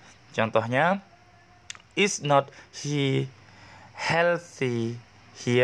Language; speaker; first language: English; non-native, learner; Indonesian